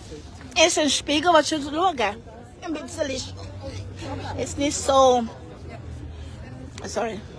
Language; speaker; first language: German; non-native, learner; English